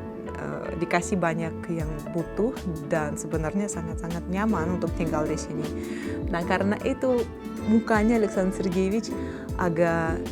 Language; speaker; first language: Indonesian; non-native, fluent; Russian